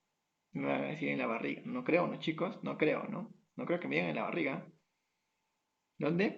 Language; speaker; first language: Spanish; native; Spanish